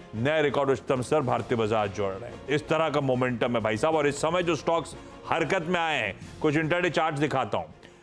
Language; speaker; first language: Hindi; native; Hindi